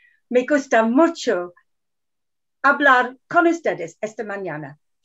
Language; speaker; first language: Spanish; non-native, fluent; English